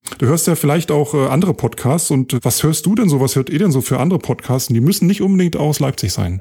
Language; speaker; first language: German; native; German